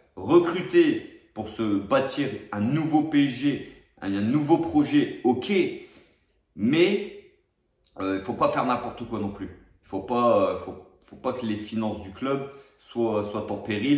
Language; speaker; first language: French; native; French